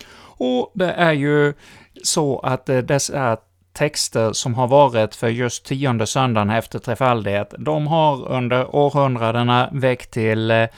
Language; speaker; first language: Swedish; native; Swedish